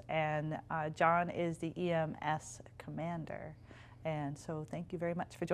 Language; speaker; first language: English; native; English